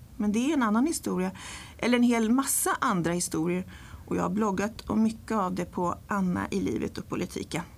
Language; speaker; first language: Swedish; early bilingual, other home language; English